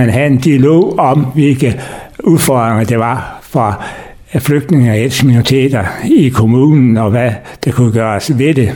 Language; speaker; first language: Danish; native; Danish